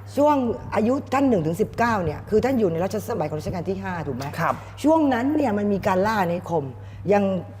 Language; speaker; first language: Thai; native; Thai